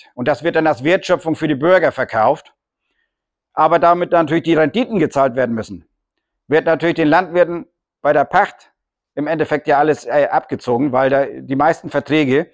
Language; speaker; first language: German; native; German